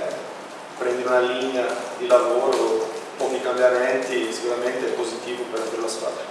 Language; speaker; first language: Italian; non-native, fluent; Portuguese